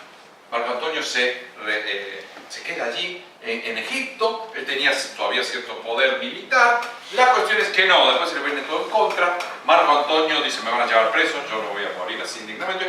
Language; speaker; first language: Spanish; native; Spanish